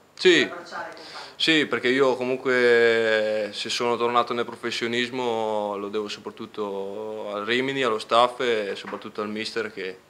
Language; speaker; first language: Italian; native; Italian